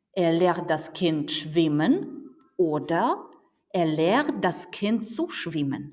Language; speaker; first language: German; non-native, fluent; Ukrainian